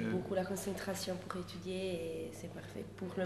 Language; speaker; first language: French; non-native, learner; Italian